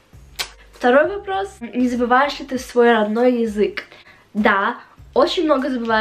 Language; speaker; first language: Russian; early bilingual, heritage; Russian